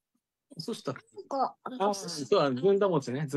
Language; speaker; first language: Japanese; native; Japanese